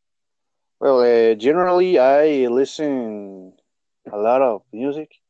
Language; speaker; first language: English; non-native, learner; Spanish